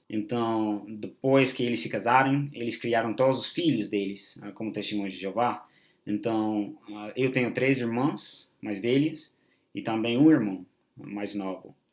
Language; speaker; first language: Portuguese; non-native, fluent; English